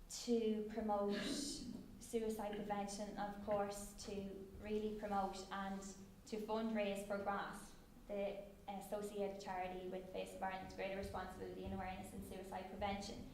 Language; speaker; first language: English; native; English